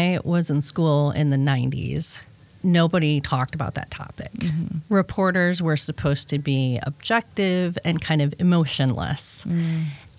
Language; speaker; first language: English; native; English